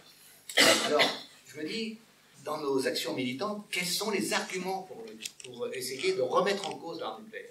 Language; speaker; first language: French; native; French